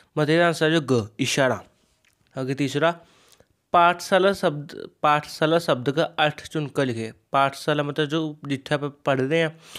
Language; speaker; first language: Hindi; non-native, local second language; Punjabi